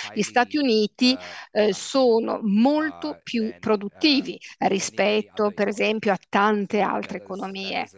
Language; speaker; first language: Italian; native; Italian